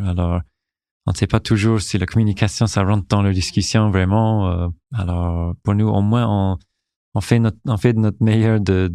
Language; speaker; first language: French; non-native, local second language; English